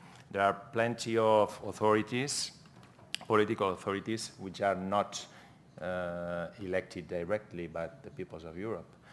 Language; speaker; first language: English; non-native, fluent; Catalan